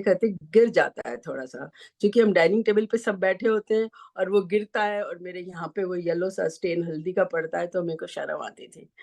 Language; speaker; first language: Hindi; native; Hindi